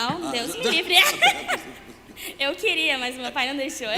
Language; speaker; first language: Portuguese; native; Portuguese